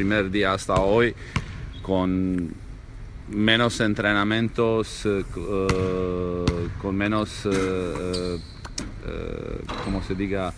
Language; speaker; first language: Spanish; non-native, learner; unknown